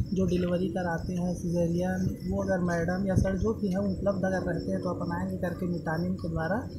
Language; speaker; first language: Hindi; native; Hindi